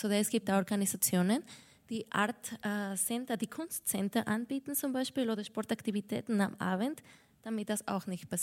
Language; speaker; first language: German; non-native, fluent; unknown